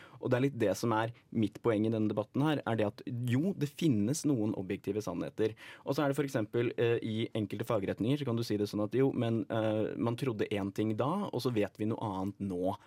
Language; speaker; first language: Norwegian; native; Norwegian